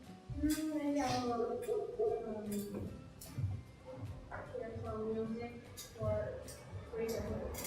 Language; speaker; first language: English; non-native, learner; Chinese